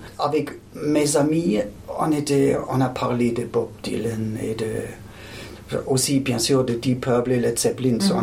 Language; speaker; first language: French; non-native, fluent; German